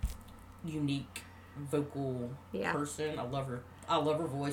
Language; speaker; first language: English; native; English